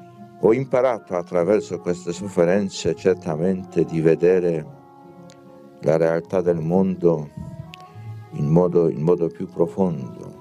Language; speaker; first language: Italian; non-native, fluent; Polish